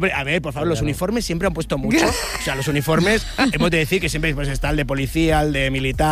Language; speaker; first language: Spanish; native; Spanish